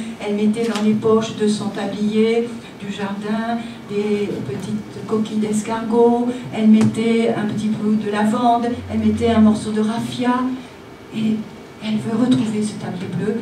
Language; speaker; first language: French; native; French